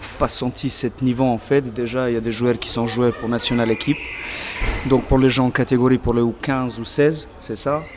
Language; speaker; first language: French; non-native, learner; Serbian